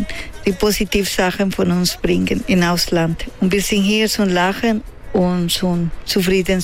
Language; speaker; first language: German; non-native, fluent; Spanish